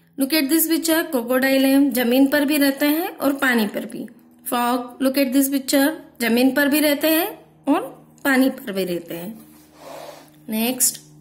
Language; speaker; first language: Hindi; native; Hindi